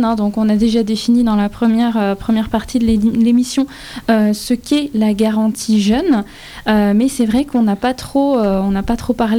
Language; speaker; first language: French; native; French